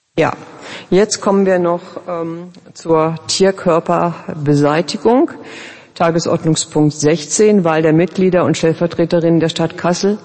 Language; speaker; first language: German; native; German